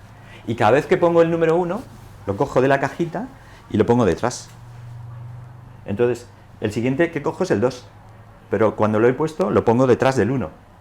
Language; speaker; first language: Spanish; native; Spanish